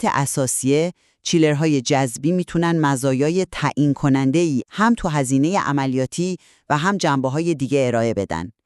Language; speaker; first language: Persian; native; Persian